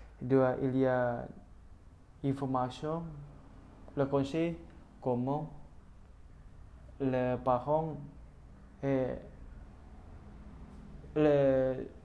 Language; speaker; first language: French; non-native, learner; Indonesian